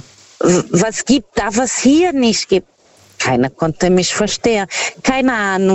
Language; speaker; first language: German; non-native, fluent; Portuguese